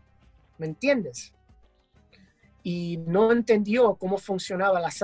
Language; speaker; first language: Spanish; early bilingual, heritage; English